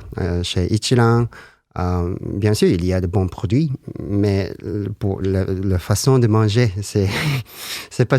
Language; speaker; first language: French; non-native, learner; Japanese